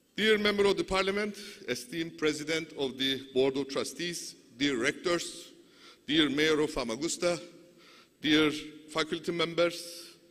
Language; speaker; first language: English; non-native, fluent; Turkish